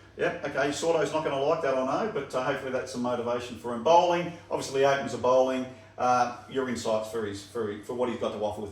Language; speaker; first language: English; native; English